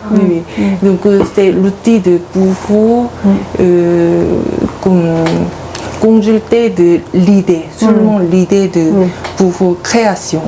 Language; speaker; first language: French; non-native, learner; Korean